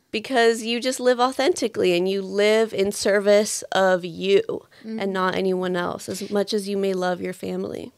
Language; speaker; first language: English; early bilingual, other home language; Spanish